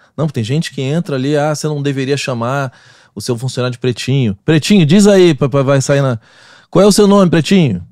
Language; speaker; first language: Portuguese; native; Portuguese